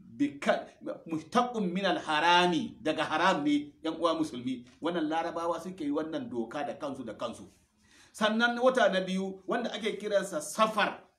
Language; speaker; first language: Hausa; non-native, local second language; Fula